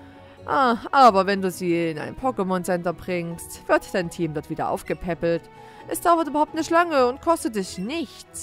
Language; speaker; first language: German; native; German